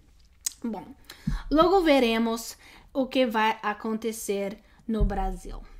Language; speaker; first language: Portuguese; non-native, learner; English